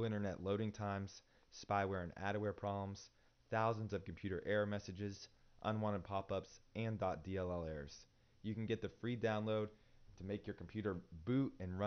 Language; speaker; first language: English; native; English